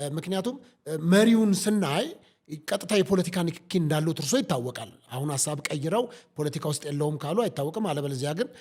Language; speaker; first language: Amharic; native; Amharic